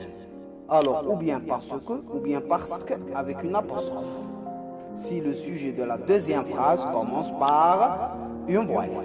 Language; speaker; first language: French; non-native, local second language; Arabic